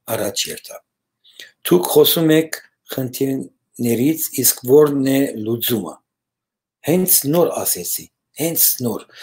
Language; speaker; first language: Armenian; early bilingual, heritage; Armenian